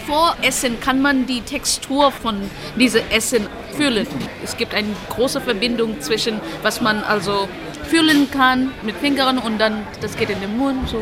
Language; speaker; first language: German; non-native, learner; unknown